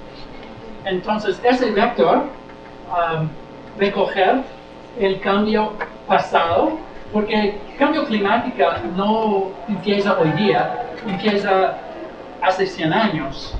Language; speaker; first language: Spanish; non-native, learner; English